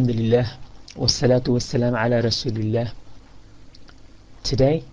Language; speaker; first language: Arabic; non-native, fluent; English